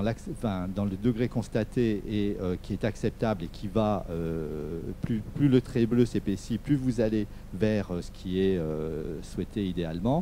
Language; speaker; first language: French; native; French